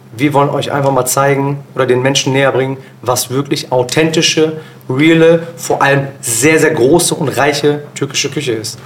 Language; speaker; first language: German; early bilingual, other home language; Turkish